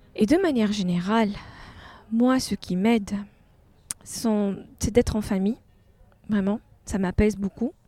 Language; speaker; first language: French; non-native, local second language; Arabic